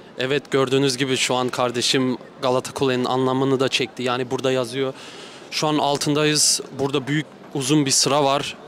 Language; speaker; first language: Turkish; early bilingual, heritage; Turkish